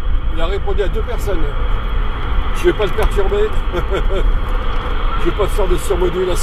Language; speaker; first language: French; native; French